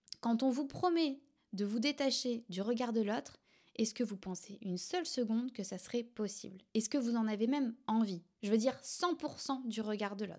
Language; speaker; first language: French; native; French